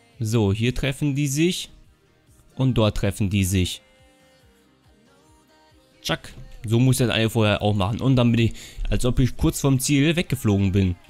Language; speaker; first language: German; native; German